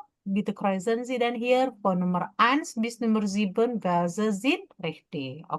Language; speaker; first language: German; non-native, fluent; Indonesian